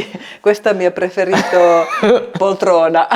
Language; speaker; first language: Italian; non-native, learner; Finnish